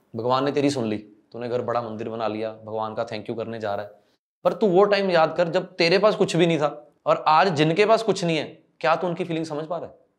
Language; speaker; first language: Hindi; non-native, local second language; Punjabi